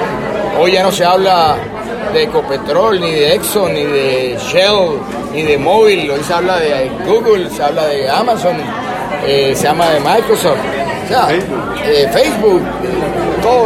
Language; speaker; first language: Spanish; native; Spanish